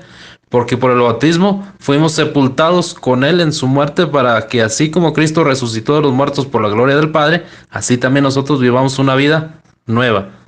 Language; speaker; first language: Spanish; native; Spanish